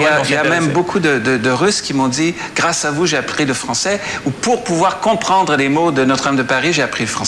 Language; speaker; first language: French; native; French